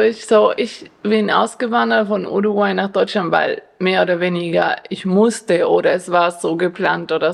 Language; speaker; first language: German; non-native, fluent; Spanish